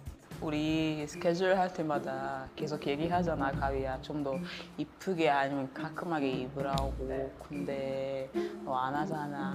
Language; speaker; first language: Korean; non-native, fluent; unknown